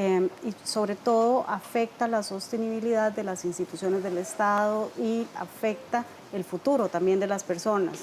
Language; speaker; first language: Spanish; native; Spanish